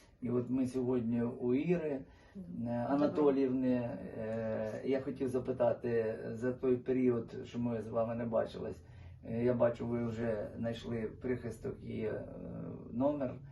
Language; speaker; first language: Ukrainian; native; Ukrainian